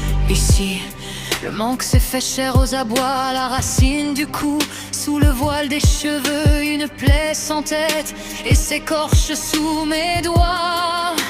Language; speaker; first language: French; native; French